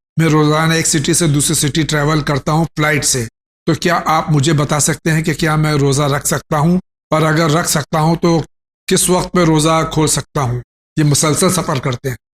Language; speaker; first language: Urdu; native; Urdu